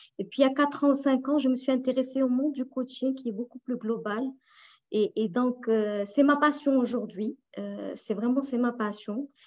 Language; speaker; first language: French; non-native, local second language; Arabic